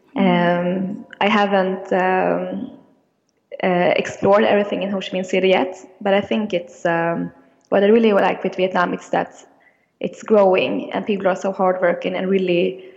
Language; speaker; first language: English; non-native, fluent; Swedish